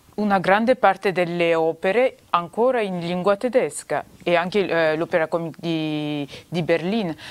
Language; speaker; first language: Italian; non-native, fluent; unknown